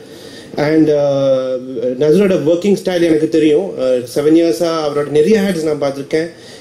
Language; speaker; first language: Tamil; non-native, fluent; Malayalam